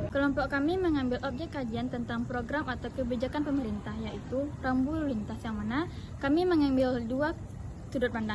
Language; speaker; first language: Indonesian; native; Indonesian